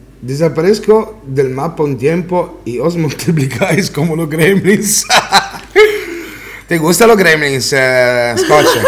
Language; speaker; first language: Spanish; non-native, fluent; Italian